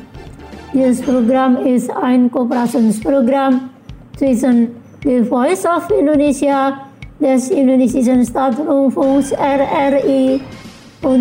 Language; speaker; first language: German; non-native, fluent; Indonesian